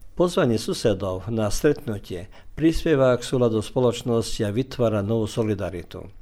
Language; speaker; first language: Slovak; early bilingual, heritage; Slovak